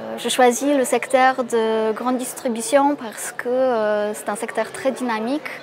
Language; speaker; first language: French; non-native, fluent; Polish